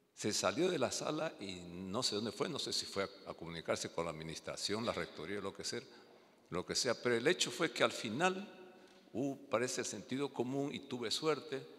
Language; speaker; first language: Spanish; native; Spanish